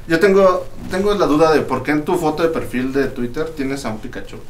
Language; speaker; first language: Spanish; native; Spanish